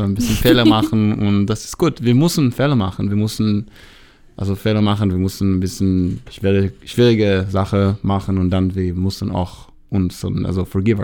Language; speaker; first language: German; non-native, learner; Hebrew